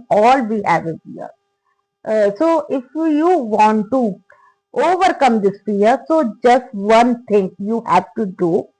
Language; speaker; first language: English; non-native, learner; Hindi